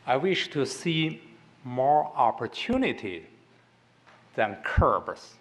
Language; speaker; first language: English; non-native, fluent; Chinese